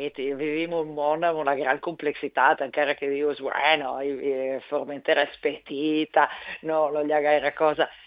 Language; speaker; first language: Catalan; non-native, fluent; Italian